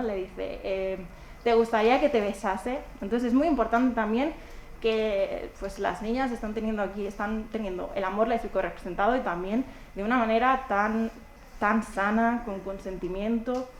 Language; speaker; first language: Spanish; native; Spanish